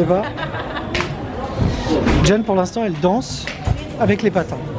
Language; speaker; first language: French; native; French